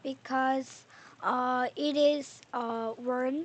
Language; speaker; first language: English; non-native, learner; Korean